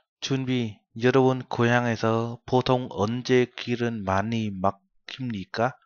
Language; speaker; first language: Korean; non-native, fluent; Vietnamese